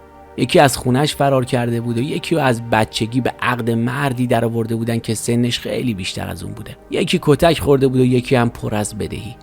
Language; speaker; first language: Persian; native; Persian